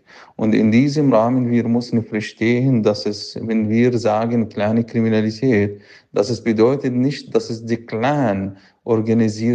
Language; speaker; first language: German; non-native, fluent; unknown